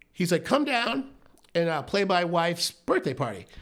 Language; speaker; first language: English; native; English